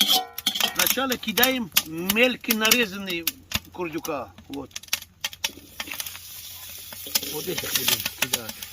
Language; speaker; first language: Russian; non-native, learner; Tajik